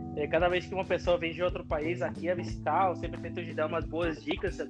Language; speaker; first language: Portuguese; non-native, fluent; English